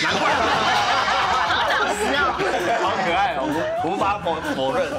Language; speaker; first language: Chinese; native; Chinese